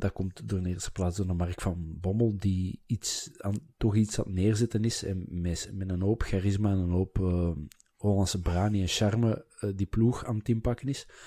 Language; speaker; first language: Dutch; native; Dutch